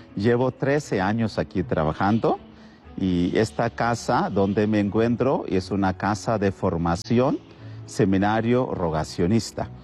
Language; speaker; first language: Spanish; non-native, fluent; Malayalam